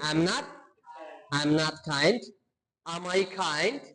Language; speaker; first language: English; non-native, local second language; Amharic